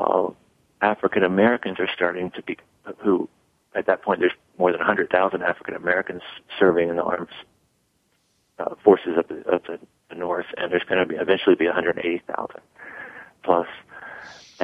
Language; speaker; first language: English; native; English